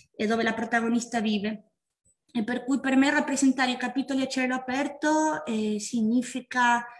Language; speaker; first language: Italian; non-native, fluent; Spanish